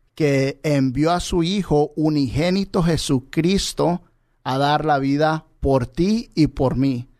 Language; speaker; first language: Spanish; early bilingual, heritage; Spanish